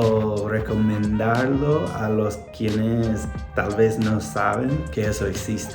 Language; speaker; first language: Spanish; non-native, fluent; English